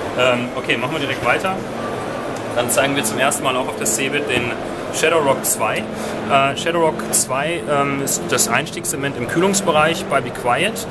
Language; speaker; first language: German; native; German